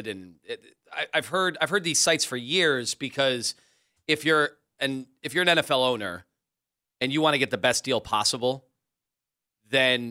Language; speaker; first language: English; native; English